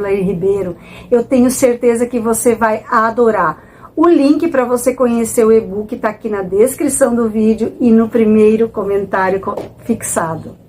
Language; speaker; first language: Portuguese; native; Portuguese